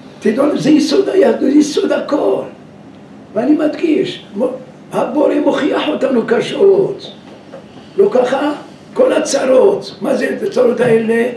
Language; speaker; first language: Hebrew; native; Hebrew